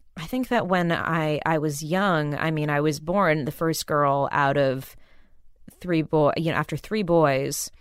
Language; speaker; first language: English; native; English